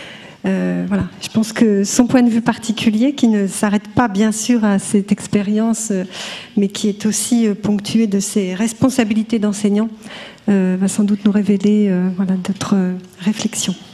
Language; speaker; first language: French; native; French